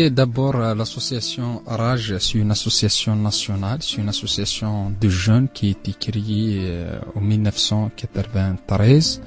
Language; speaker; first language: French; non-native, local second language; Arabic